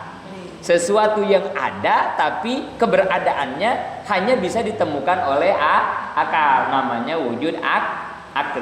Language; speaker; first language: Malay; non-native, local second language; Sundanese